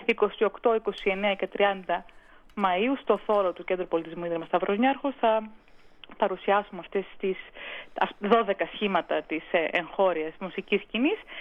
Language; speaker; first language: Greek; native; Greek